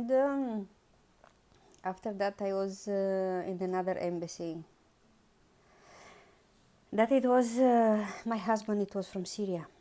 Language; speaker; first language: English; non-native, learner; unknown